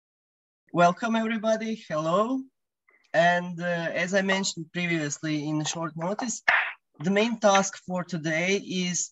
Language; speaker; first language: English; non-native, fluent; Croatian